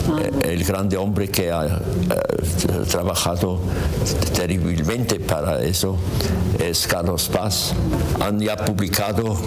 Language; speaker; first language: Spanish; non-native, learner; German